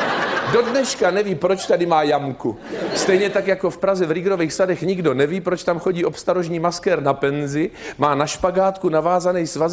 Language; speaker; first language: Czech; native; Czech